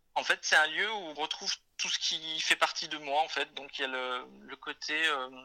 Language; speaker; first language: French; native; French